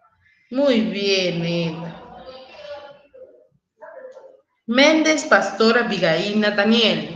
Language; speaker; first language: Spanish; native; Spanish